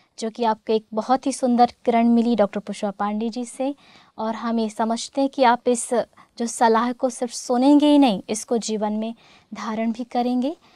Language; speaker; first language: Hindi; native; Hindi